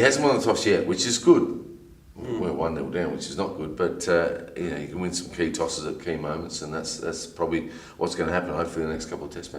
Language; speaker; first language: English; native; English